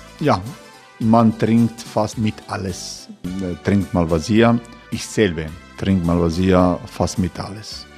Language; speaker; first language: German; non-native, learner; Croatian